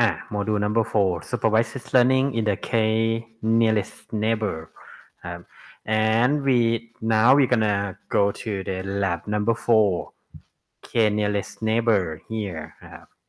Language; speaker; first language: English; non-native, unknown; Thai